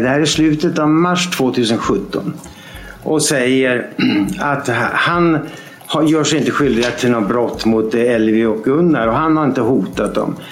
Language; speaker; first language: Swedish; native; Swedish